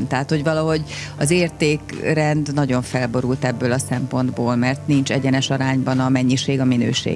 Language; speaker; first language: Hungarian; native; Hungarian